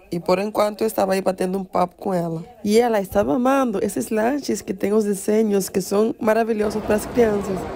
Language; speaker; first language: Portuguese; non-native, fluent; Spanish